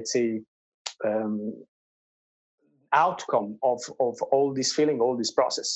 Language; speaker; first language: English; non-native, fluent; Italian